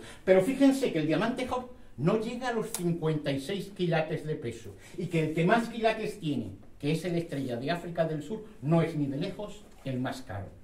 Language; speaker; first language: Spanish; native; Spanish